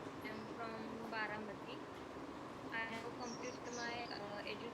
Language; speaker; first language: English; non-native, learner; Marathi